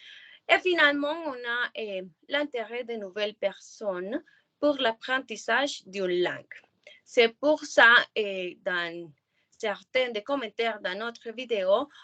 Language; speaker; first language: French; non-native, learner; Spanish